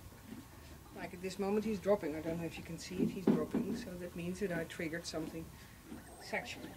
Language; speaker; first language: English; non-native, fluent; Dutch